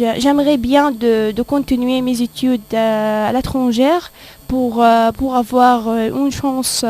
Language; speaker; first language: French; non-native, fluent; Arabic